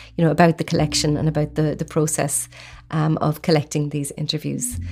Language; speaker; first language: English; native; English